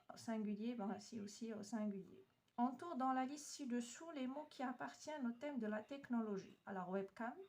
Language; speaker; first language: French; non-native, local second language; Arabic